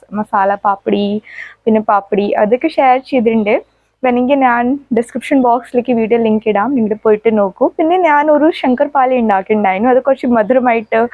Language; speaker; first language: Malayalam; non-native, local second language; Hindi